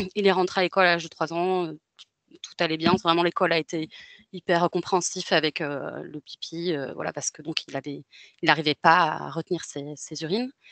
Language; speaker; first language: French; native; French